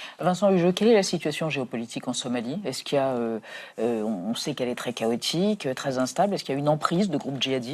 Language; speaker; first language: French; native; French